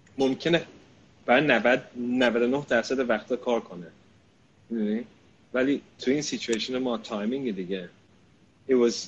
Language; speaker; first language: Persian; early bilingual, heritage; Persian